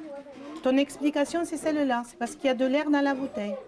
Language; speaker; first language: French; native; French